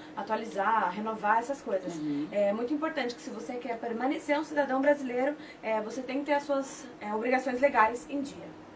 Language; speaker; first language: Portuguese; native; Portuguese